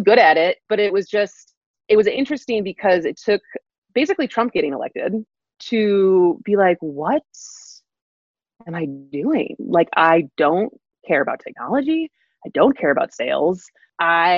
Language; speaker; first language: English; native; English